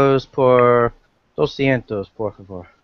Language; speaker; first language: Spanish; non-native, learner; English